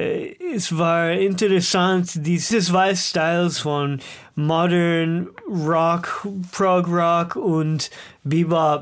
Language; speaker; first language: German; non-native, learner; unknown